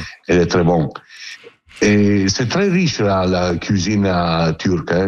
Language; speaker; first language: French; non-native, learner; Italian